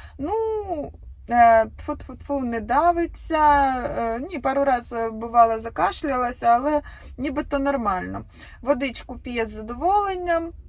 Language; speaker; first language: Ukrainian; native; Ukrainian